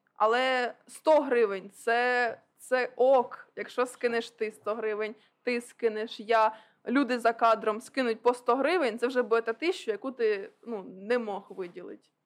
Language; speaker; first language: Ukrainian; native; Ukrainian